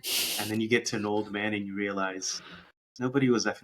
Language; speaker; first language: English; native; English